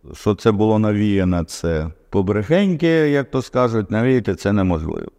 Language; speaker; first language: Ukrainian; non-native, local second language; Russian